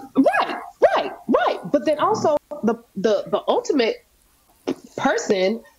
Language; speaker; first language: English; native; English